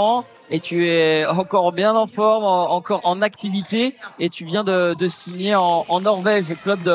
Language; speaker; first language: French; native; French